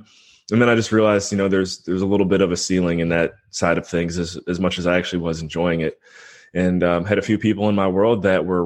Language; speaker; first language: English; native; English